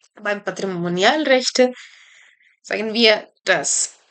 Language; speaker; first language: German; non-native, learner; Spanish